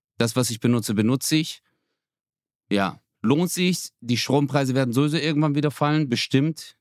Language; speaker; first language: German; early bilingual, other home language; Turkish